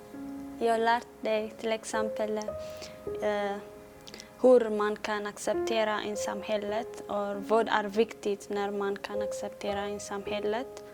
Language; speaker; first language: Swedish; non-native, learner; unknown